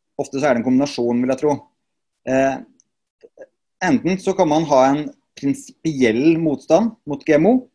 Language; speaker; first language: Norwegian; native; Norwegian